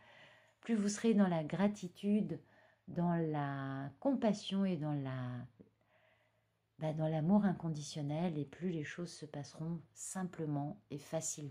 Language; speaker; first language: French; native; French